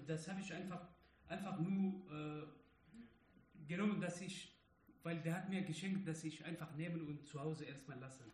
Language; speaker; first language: German; non-native, learner; Arabic